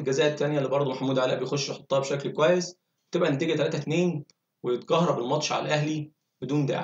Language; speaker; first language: Arabic; native; Arabic